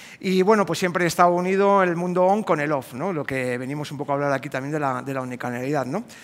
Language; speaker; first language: Spanish; native; Spanish